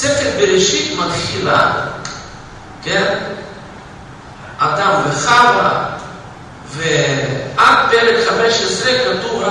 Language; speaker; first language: Hebrew; non-native, fluent; Russian